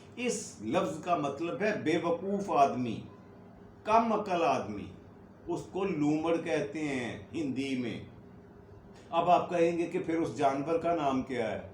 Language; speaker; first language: Urdu; native; Urdu